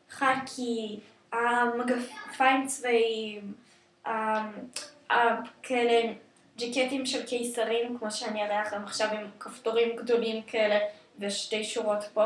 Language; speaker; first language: Hebrew; native; Hebrew